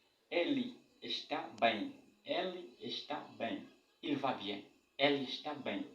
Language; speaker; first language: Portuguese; non-native, fluent; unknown